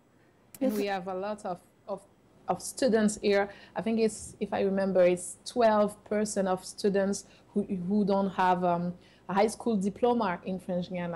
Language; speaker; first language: English; non-native, fluent; French